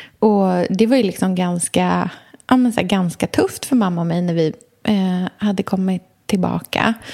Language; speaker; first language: Swedish; native; Swedish